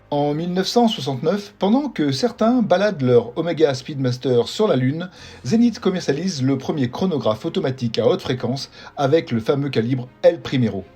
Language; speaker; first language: French; native; French